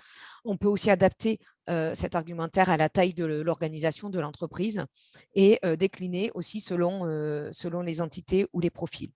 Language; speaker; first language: French; native; French